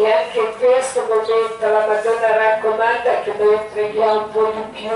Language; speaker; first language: Italian; non-native, learner; Croatian